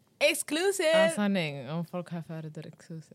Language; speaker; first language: Swedish; early bilingual, other home language; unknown